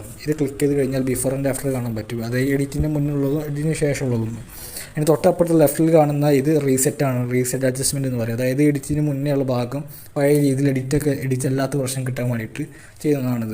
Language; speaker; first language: Malayalam; native; Malayalam